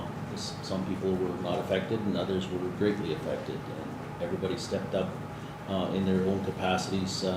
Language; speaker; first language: English; native; English